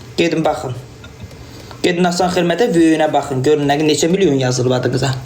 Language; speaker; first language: Azerbaijani; native; Azerbaijani